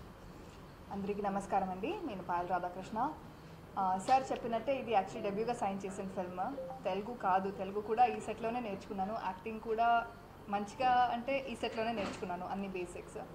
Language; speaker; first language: Telugu; non-native, learner; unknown